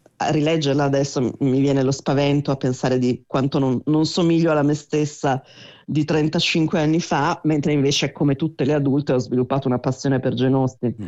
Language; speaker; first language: Italian; native; Italian